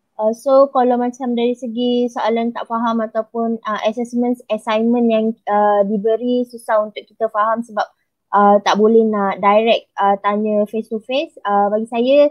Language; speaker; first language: Malay; native; Malay